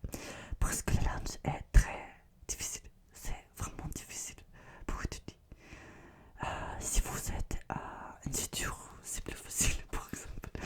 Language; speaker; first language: French; non-native, learner; Russian